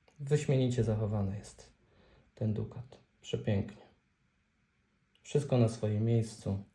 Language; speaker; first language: Polish; native; Polish